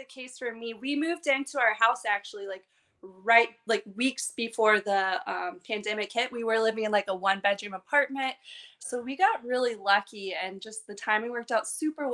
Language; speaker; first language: English; native; English